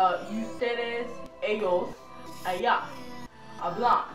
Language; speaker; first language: Spanish; non-native, learner; English